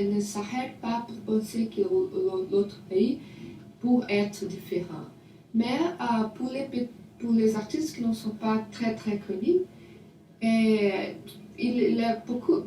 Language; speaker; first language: French; non-native, learner; Portuguese